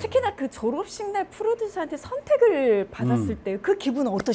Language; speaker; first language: Korean; native; Korean